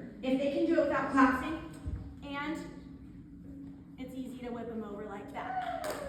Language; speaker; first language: English; native; English